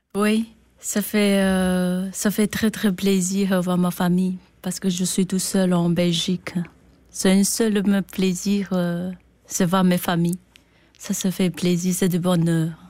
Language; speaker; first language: French; non-native, learner; Chinese